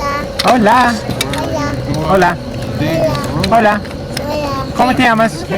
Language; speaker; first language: Spanish; non-native, learner; English